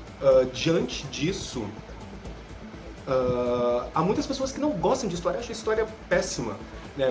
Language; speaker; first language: Portuguese; native; Portuguese